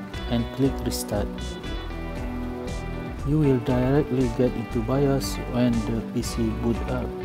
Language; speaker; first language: English; non-native, local second language; Malay